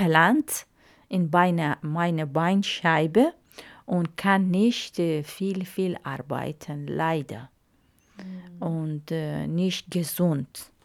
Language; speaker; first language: German; non-native, learner; Arabic